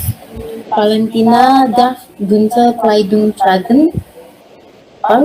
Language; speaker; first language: German; non-native, learner; Indonesian